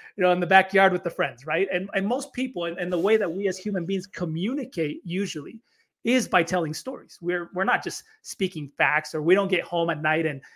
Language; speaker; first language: English; native; English